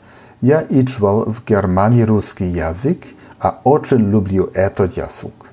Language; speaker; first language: Russian; non-native, learner; German